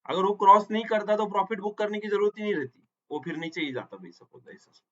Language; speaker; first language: Hindi; non-native, local second language; Marathi